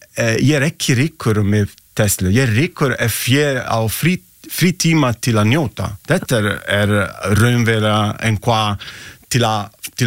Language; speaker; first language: Icelandic; non-native, learner; Italian